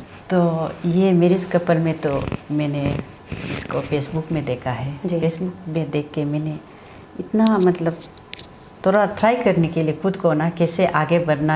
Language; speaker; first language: Hindi; non-native, local second language; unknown